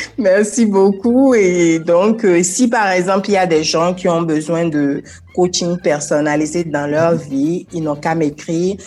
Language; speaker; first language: French; non-native, local second language; Fon